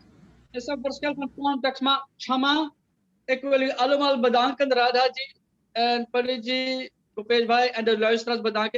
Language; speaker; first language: Dutch; non-native, local second language; Caribbean Hindustani